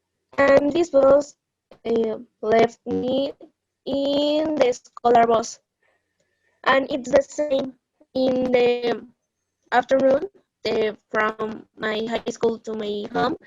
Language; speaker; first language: English; non-native, learner; Spanish